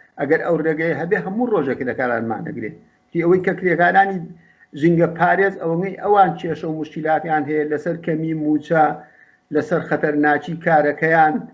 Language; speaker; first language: Central Kurdish; native; Central Kurdish